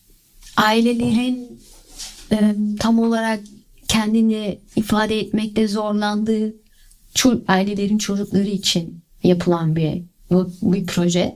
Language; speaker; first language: Turkish; early bilingual, heritage; Turkish